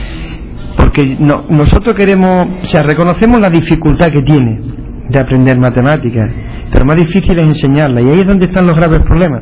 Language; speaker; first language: Spanish; native; Spanish